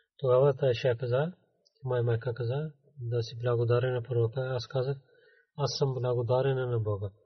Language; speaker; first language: Bulgarian; non-native, learner; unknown